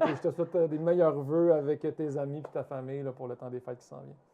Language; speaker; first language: French; native; French